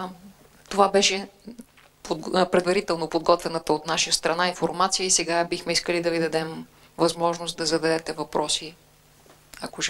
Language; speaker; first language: Bulgarian; native; Bulgarian